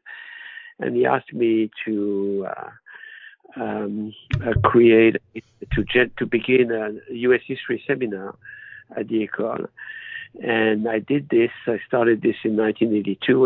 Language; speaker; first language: English; non-native, fluent; French